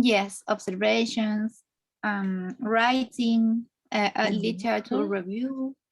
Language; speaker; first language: English; non-native, learner; Spanish